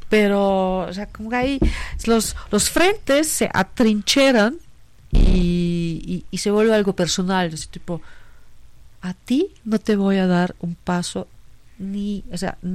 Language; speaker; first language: Spanish; non-native, fluent; German